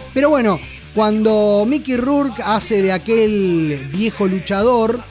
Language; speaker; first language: Spanish; native; Spanish